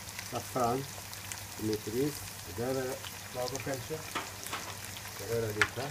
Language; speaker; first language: Swedish; non-native, fluent; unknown